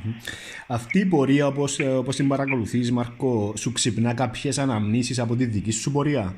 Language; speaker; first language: Greek; native; Greek